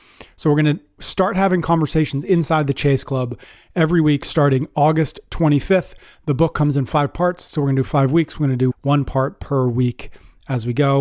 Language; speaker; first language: English; native; English